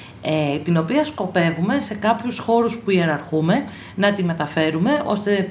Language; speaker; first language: Greek; native; Greek